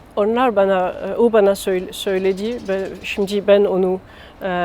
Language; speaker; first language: Turkish; non-native, learner; French